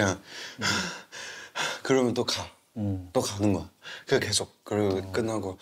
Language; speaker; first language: Korean; non-native, fluent; Cantonese